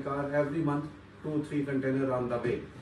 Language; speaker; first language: English; non-native, learner; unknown